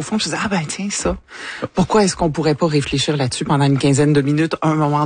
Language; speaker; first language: French; native; French